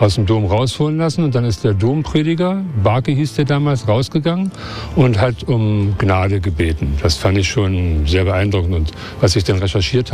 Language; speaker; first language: German; native; German